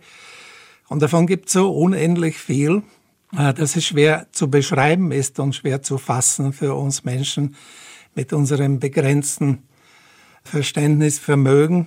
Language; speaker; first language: German; native; German